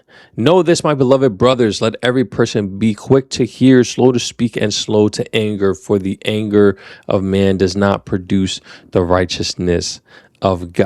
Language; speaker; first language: English; native; English